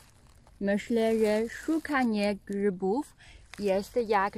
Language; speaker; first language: Polish; non-native, learner; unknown